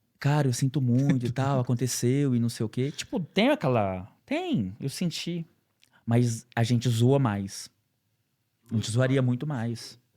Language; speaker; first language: Portuguese; native; Portuguese